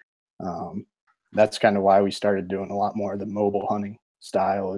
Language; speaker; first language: English; native; English